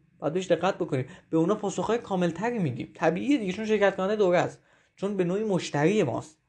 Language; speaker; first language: Persian; native; Persian